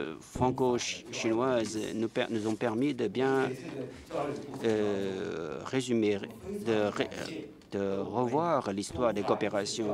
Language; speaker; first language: French; non-native, fluent; Chinese